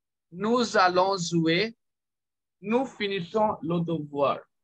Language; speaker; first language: French; non-native, fluent; Bangla